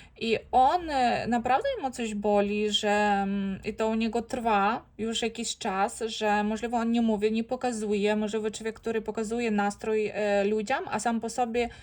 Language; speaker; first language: Polish; non-native, fluent; Ukrainian